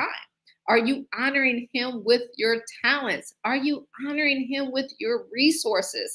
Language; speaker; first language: English; native; English